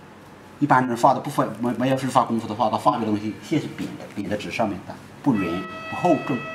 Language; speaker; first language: Chinese; native; Chinese